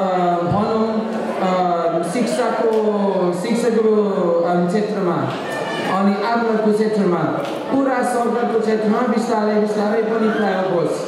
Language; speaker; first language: Nepali; non-native, fluent; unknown